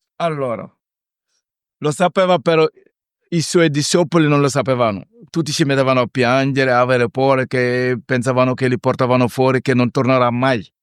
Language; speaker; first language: Italian; non-native, fluent; Wolof